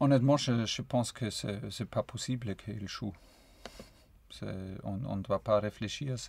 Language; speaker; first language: French; non-native, fluent; German